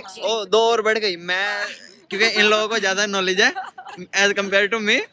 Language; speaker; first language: Hindi; native; Hindi